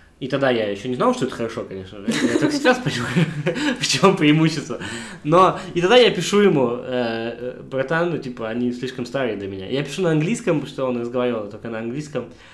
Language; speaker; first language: Russian; native; Russian